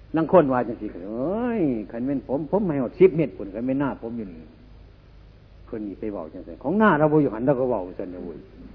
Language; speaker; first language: Thai; native; Thai